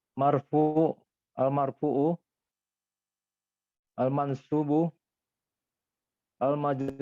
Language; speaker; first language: Arabic; non-native, learner; Indonesian